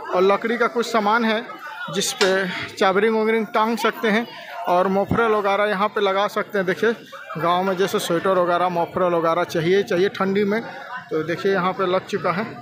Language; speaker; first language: Hindi; native; Hindi